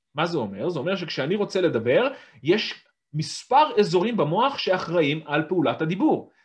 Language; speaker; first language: Hebrew; native; Hebrew